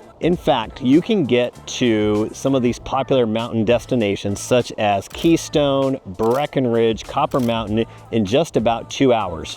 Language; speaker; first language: English; native; English